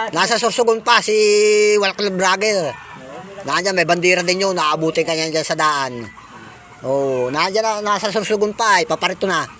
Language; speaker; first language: Filipino; native; Filipino